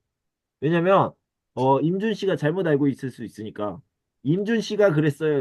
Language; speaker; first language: Korean; native; Korean